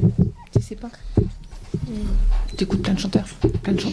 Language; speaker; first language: French; native; French